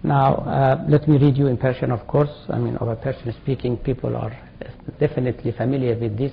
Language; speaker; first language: English; non-native, fluent; Persian